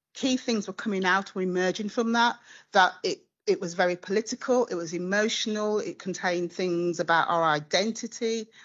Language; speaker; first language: English; native; English